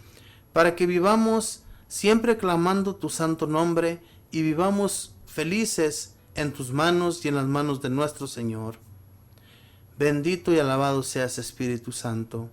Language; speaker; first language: Spanish; native; Spanish